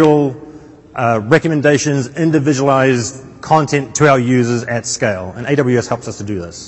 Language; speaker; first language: English; native; English